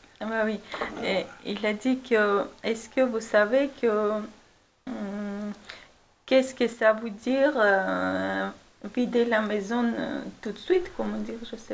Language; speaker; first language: French; non-native, learner; Armenian